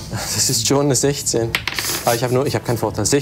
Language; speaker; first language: German; native; German